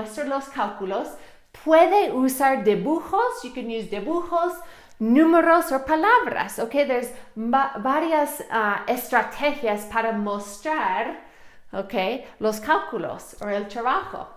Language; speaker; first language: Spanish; non-native, fluent; English